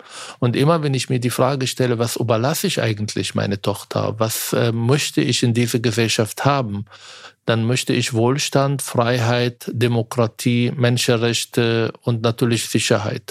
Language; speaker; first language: German; non-native, fluent; Arabic